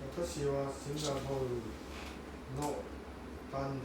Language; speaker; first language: Japanese; non-native, learner; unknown